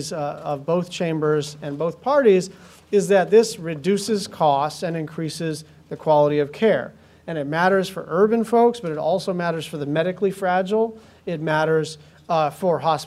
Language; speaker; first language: English; native; English